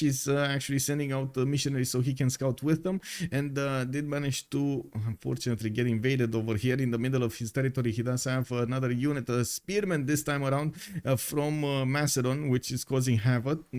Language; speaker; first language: English; non-native, fluent; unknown